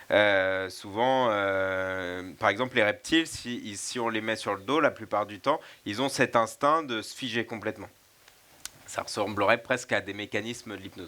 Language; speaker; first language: French; native; French